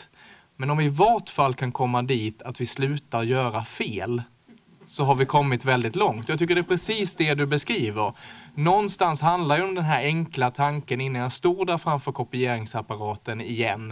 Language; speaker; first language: Swedish; native; Swedish